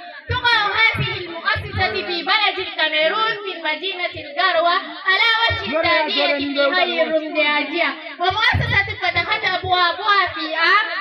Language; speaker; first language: Arabic; non-native, learner; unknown